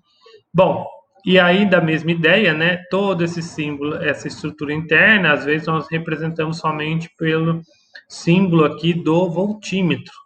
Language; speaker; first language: Portuguese; native; Portuguese